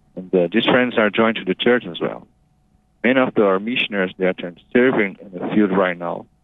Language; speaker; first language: English; non-native, fluent; Portuguese